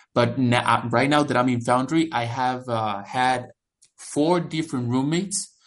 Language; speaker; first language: English; non-native, fluent; Spanish